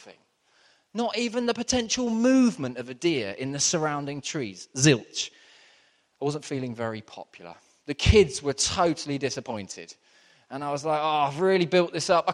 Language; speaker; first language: English; native; English